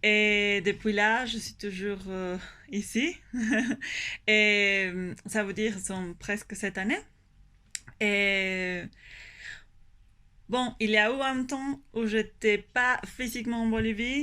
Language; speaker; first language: French; non-native, fluent; Spanish